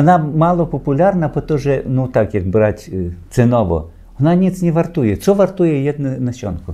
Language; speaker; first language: Polish; non-native, learner; Ukrainian